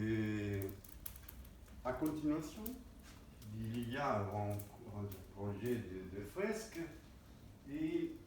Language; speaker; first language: French; non-native, fluent; Spanish